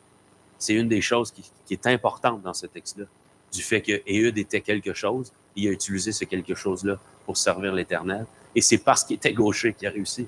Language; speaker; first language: French; native; French